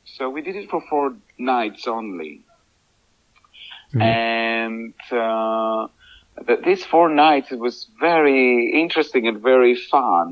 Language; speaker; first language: English; non-native, fluent; Greek